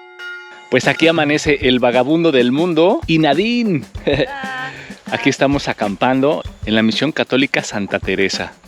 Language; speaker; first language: Spanish; native; Spanish